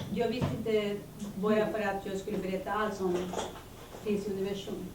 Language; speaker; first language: Swedish; early bilingual, other home language; Spanish